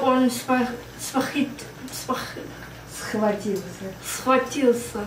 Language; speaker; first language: Russian; early bilingual, heritage; German